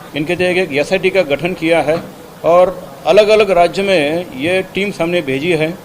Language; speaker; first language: Hindi; non-native, local second language; Marathi